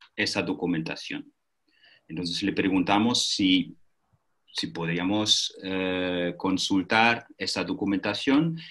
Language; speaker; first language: Spanish; non-native, fluent; German